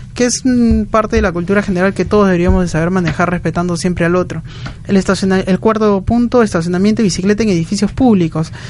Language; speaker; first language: Spanish; native; Spanish